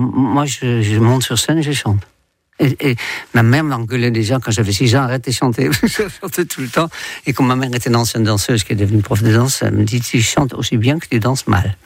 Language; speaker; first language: French; non-native, fluent; Dutch